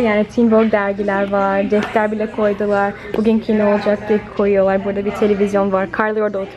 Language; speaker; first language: Turkish; early bilingual, heritage; Turkish